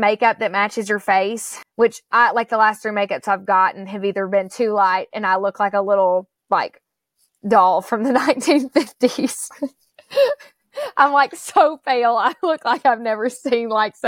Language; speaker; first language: English; native; English